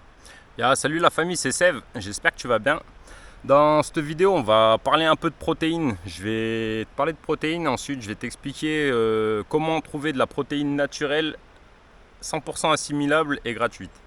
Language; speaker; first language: French; native; French